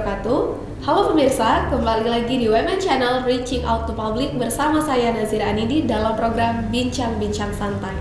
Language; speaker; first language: Indonesian; native; Indonesian